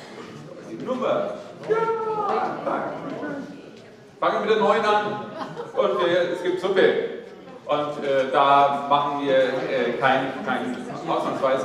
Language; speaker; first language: German; native; German